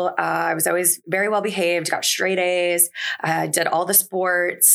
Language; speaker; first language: English; native; English